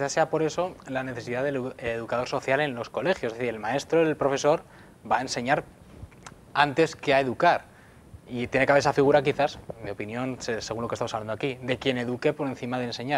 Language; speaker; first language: Spanish; native; Spanish